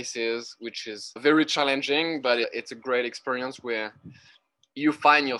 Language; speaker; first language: English; non-native, fluent; French